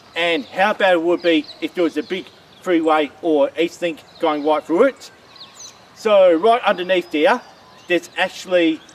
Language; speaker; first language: English; native; English